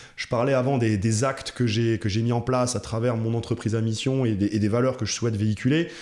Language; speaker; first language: French; native; French